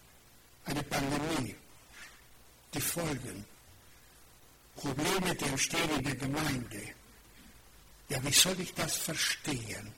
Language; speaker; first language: German; non-native, fluent; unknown